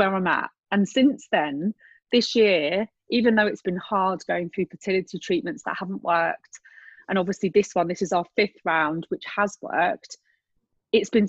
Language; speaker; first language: English; native; English